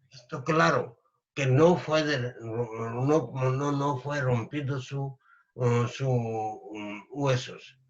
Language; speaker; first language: Spanish; non-native, learner; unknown